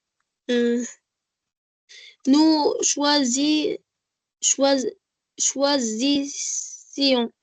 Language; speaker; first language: French; non-native, learner; Arabic